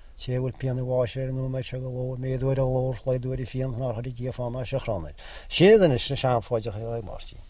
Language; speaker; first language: Irish; native; Irish